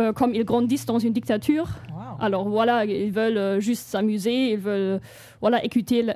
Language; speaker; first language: French; non-native, fluent; German